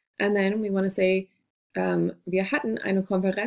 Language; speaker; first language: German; non-native, fluent; English